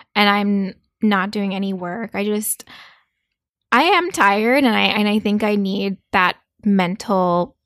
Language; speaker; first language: English; early bilingual, other home language; Korean